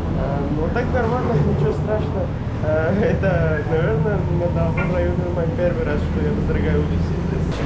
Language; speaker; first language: Russian; non-native, learner; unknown